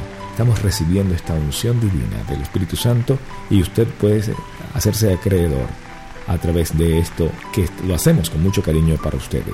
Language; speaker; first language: Spanish; native; Spanish